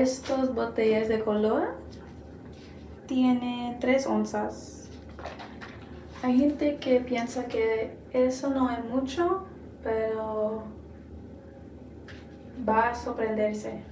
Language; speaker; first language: Spanish; non-native, learner; English